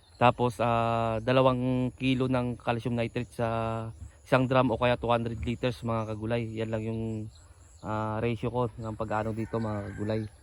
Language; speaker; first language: Filipino; non-native, local second language; Cebuano